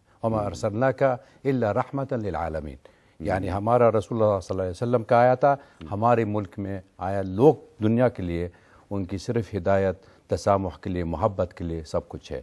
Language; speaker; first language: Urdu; non-native, learner; Arabic